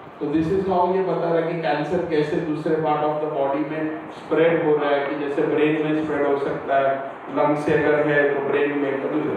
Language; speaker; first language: Hindi; non-native, local second language; Marathi